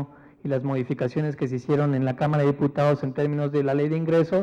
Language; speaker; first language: Spanish; native; Spanish